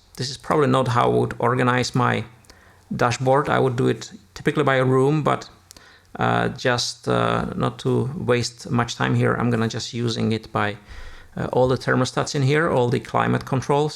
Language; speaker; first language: English; non-native, fluent; Czech